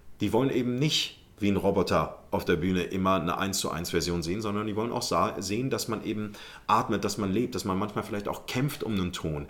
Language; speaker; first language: German; early bilingual, other home language; Arabic